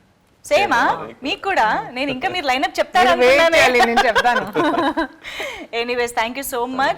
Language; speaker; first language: Telugu; native; Telugu